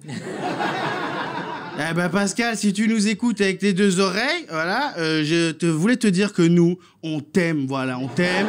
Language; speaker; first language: French; native; French